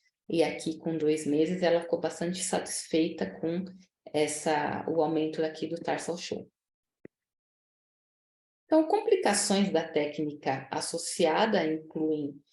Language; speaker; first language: Portuguese; native; Portuguese